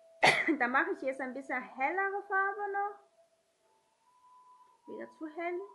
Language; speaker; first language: German; non-native, learner; Chinese